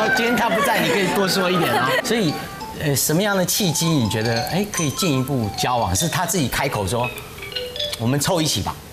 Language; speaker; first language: Chinese; native; Chinese